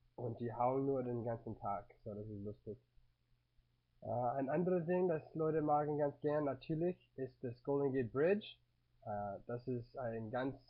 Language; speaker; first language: German; non-native, learner; English